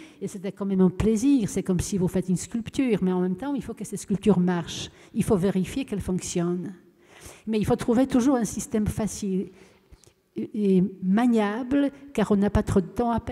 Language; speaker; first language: French; non-native, fluent; Polish